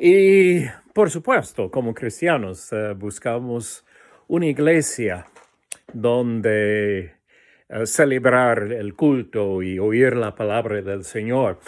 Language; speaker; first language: Spanish; non-native, fluent; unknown